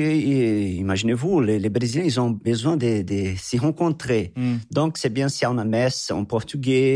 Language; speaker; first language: French; non-native, fluent; Portuguese